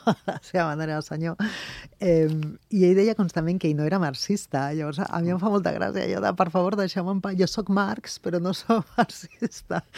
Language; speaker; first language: Catalan; non-native, local second language; Spanish